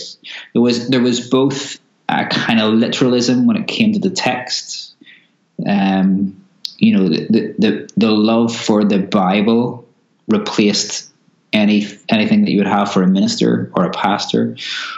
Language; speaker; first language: English; native; English